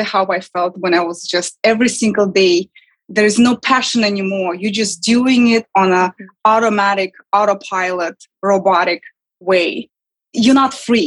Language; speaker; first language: English; non-native, fluent; Kazakh